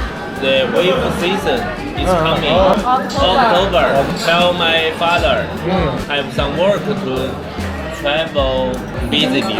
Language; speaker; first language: English; non-native, learner; Chinese